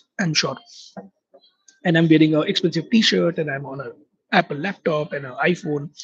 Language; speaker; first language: English; non-native, local second language; Hindi